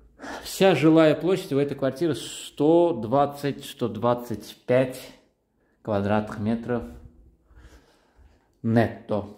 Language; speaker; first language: Russian; non-native, fluent; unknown